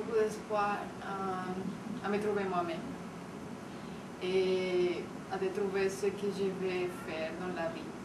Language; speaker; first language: French; non-native, learner; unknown